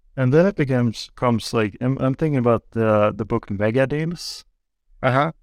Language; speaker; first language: English; non-native, fluent; Swedish